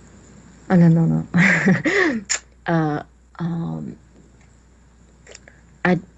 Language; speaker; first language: English; non-native, learner; Chinese